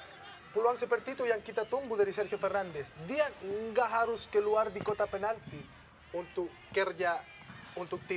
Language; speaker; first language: Indonesian; non-native, fluent; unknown